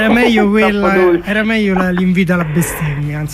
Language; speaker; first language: Italian; native; Italian